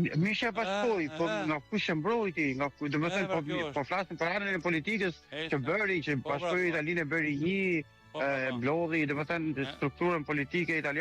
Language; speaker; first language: Albanian; native; Albanian